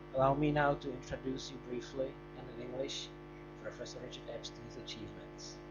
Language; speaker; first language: English; non-native, fluent; Czech